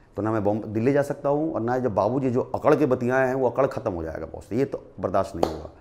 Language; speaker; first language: Hindi; non-native, local second language; Bhojpuri